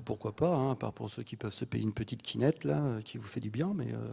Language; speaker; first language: French; native; French